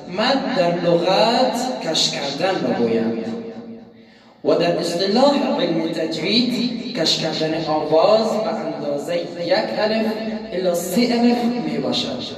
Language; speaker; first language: Persian; native; Persian